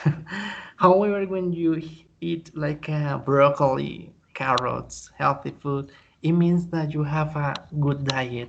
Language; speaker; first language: English; non-native, fluent; Spanish